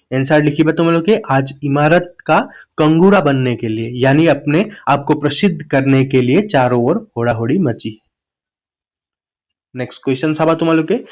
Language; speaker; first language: Hindi; non-native, local second language; Assamese